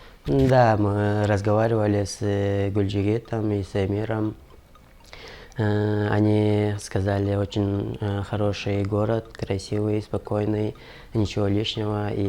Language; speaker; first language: Russian; non-native, local second language; Kyrgyz